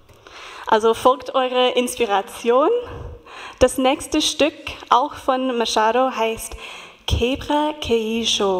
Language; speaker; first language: German; non-native, fluent; English